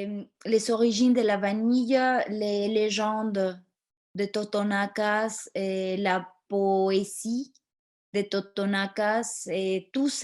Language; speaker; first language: French; non-native, fluent; Spanish